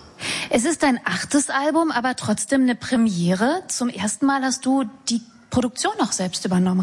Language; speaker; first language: German; native; German